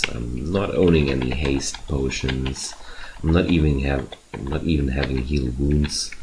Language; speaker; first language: English; non-native, fluent; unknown